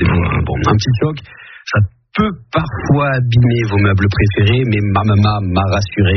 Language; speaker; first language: French; native; French